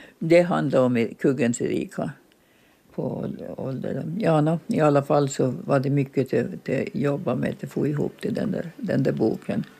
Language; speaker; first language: Swedish; native; Swedish